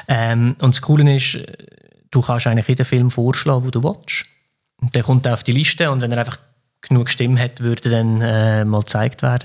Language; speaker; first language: German; native; German